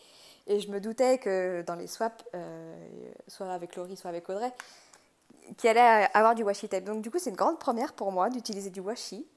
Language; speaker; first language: French; native; French